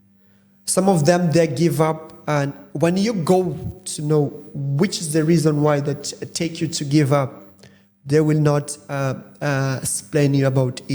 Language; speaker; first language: English; non-native, fluent; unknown